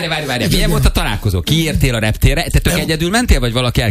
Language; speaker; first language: Hungarian; native; Hungarian